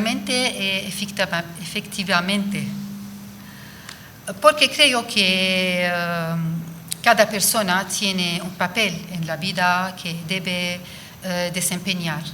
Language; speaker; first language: Spanish; non-native, fluent; Arabic